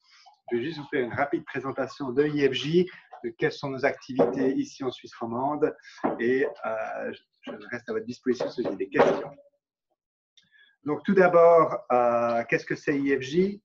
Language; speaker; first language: French; native; French